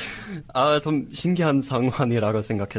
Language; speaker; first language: Korean; non-native, learner; English